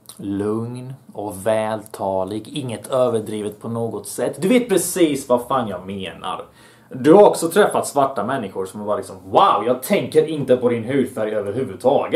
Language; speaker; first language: Swedish; early bilingual, other home language; Bosnian